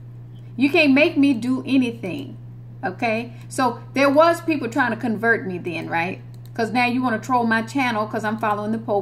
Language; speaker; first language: English; native; English